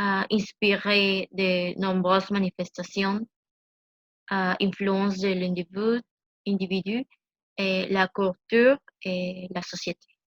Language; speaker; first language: French; non-native, learner; Spanish